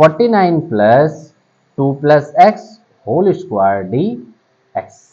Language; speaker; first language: Hindi; native; Hindi